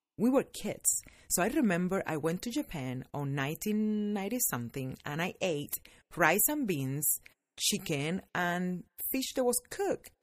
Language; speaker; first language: English; non-native, fluent; Spanish